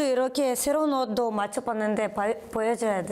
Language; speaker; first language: Korean; non-native, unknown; Ukrainian